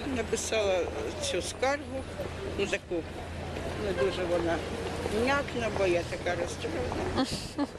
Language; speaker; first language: Ukrainian; non-native, local second language; Russian